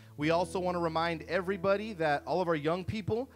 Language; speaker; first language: English; early bilingual, other home language; Spanish